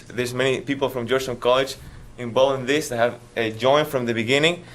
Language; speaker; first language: English; non-native, fluent; Spanish